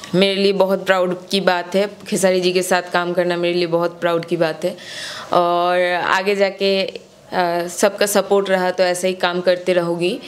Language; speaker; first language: Hindi; non-native, local second language; Bangla